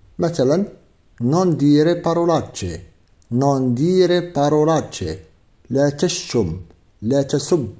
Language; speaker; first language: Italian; non-native, fluent; Arabic